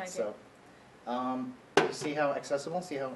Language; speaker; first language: English; native; English